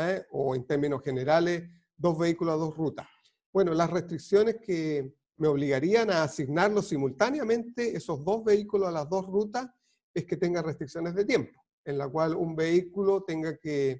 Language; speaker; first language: Spanish; native; Spanish